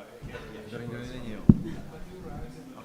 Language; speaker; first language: Czech; native; Czech